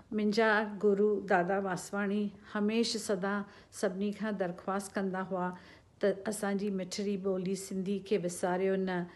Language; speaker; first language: Sindhi; early bilingual, heritage; Sindhi